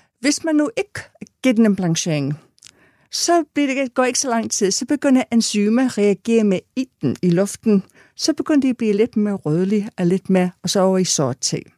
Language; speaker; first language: Danish; non-native, fluent; English